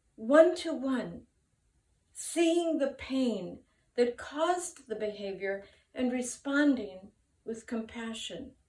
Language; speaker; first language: English; native; English